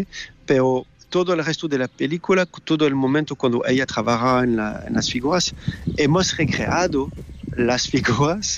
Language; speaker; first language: Spanish; non-native, fluent; French